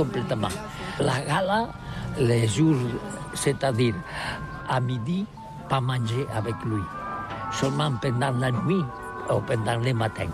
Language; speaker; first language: French; non-native, learner; Catalan